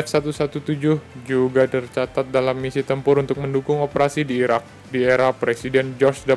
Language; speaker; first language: Indonesian; native; Indonesian